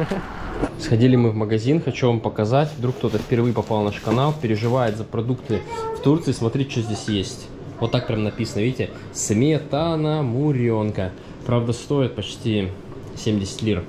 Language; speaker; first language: Russian; native; Russian